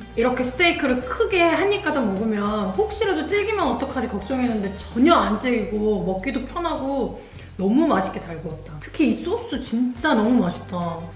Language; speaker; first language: Korean; native; Korean